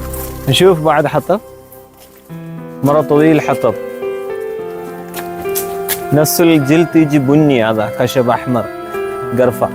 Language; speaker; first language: Arabic; non-native, learner; Malayalam